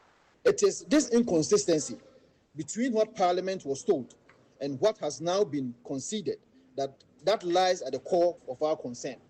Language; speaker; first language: English; native; English